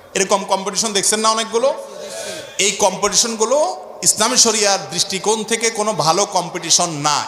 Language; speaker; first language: Bangla; native; Bangla